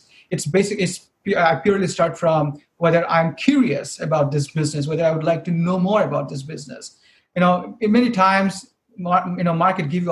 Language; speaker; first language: English; non-native, local second language; Bangla